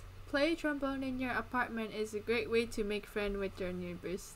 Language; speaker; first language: English; early bilingual, other home language; Japanese